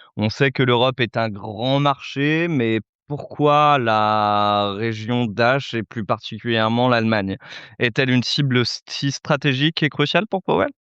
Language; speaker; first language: French; native; French